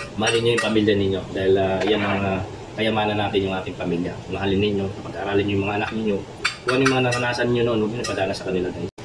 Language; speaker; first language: Filipino; non-native, local second language; Pampanga